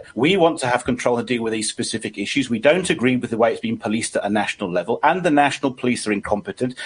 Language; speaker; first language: English; native; English